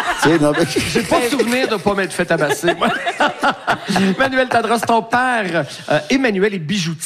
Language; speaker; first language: French; native; French